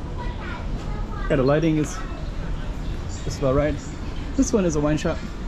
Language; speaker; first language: English; native; English